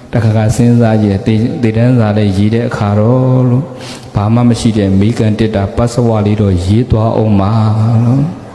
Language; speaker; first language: Burmese; native; Burmese